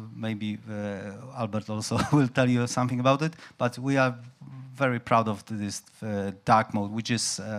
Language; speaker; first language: English; non-native, fluent; Polish